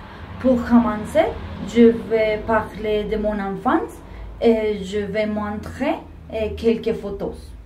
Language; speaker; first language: French; non-native, learner; Spanish